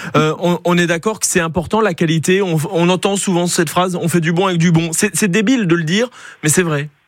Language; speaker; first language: French; native; French